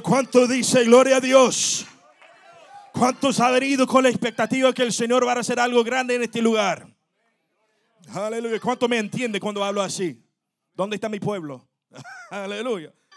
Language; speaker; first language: Spanish; non-native, fluent; English